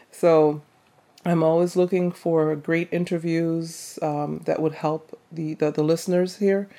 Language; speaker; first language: English; native; English